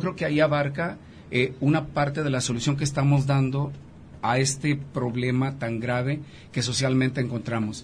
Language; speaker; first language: Spanish; native; Spanish